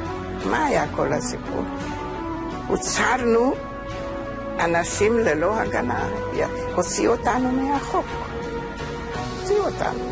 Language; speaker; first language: Hebrew; non-native, fluent; Hungarian